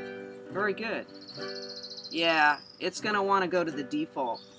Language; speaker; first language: English; native; English